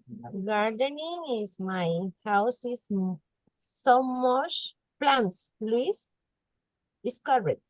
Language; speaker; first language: English; non-native, learner; Spanish